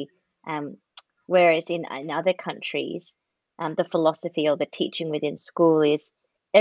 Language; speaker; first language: English; native; English